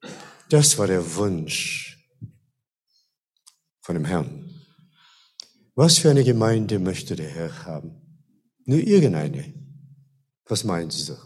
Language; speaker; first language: German; non-native, fluent; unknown